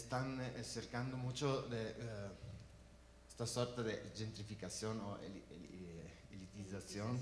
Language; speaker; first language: Spanish; non-native, learner; Italian